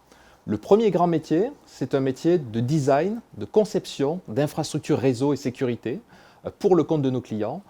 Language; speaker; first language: French; native; French